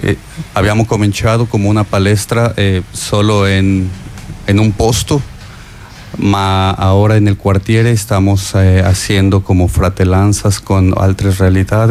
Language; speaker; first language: Italian; non-native, learner; Spanish